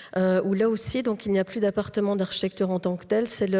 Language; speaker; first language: French; native; French